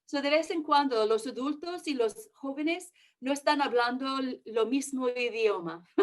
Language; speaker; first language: Spanish; early bilingual, heritage; English